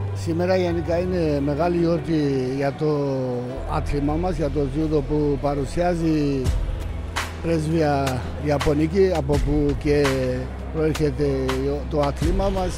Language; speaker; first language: Greek; non-native, fluent; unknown